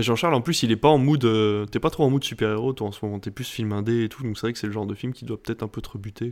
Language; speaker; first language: French; native; French